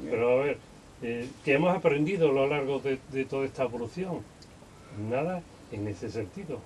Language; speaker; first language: Spanish; native; Spanish